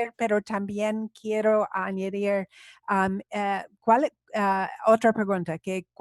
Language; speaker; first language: Spanish; non-native, fluent; English